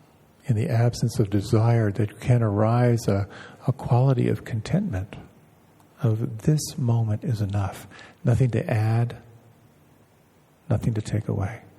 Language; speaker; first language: English; native; English